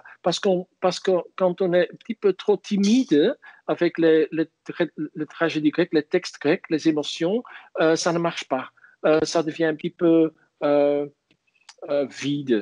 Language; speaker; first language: French; non-native, fluent; Dutch